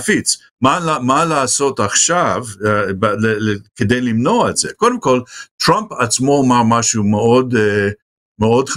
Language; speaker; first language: Hebrew; non-native, fluent; English